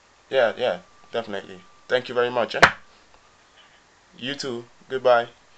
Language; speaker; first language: English; non-native, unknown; Dutch